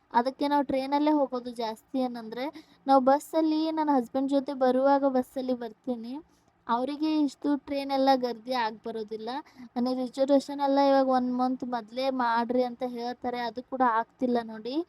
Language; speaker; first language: Kannada; native; Kannada